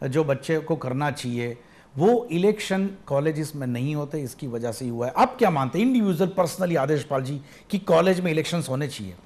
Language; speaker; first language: Hindi; non-native, local second language; Gujarati